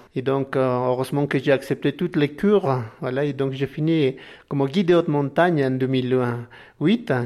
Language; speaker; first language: French; non-native, learner; Spanish